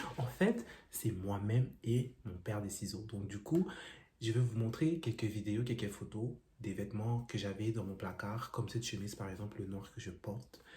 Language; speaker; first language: French; non-native, local second language; Lingala